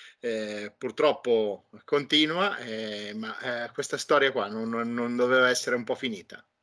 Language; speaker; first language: Italian; native; Italian